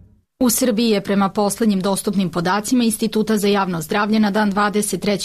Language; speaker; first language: Serbian; native; Serbian